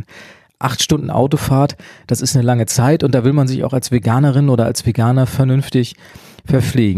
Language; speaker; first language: German; native; German